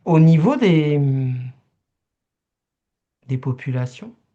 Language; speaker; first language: French; native; French